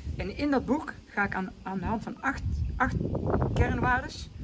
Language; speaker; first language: Dutch; native; Dutch